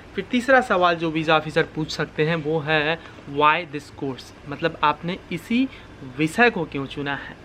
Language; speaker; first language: Hindi; native; Hindi